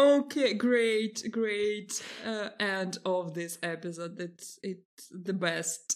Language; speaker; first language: English; non-native, fluent; Russian